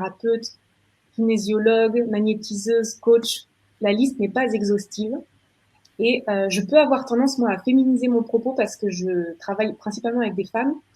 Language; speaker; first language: French; native; French